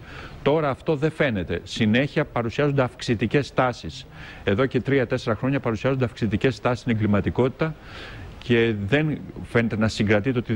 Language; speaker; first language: Greek; native; Greek